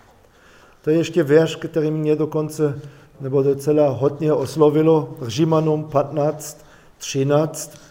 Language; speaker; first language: Czech; non-native, fluent; German